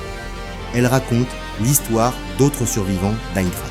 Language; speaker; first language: French; native; French